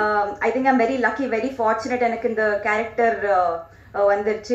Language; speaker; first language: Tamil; non-native, learner; Telugu